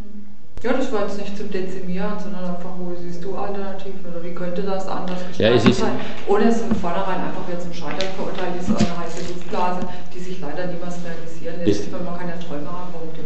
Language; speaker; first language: German; native; German